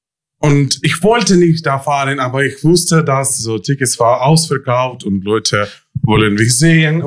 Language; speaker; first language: German; non-native, learner; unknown